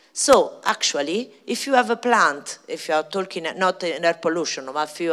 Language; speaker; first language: English; non-native, fluent; Italian